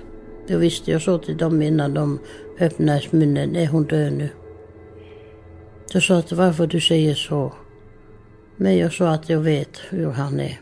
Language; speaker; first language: Swedish; non-native, fluent; Finnish